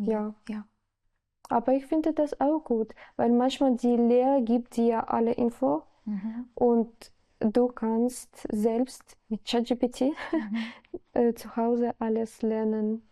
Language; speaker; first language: German; non-native, learner; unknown